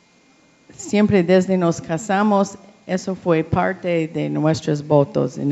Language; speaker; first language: Spanish; non-native, learner; English